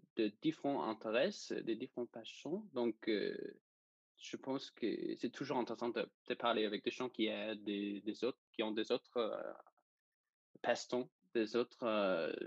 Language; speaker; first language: French; non-native, fluent; Danish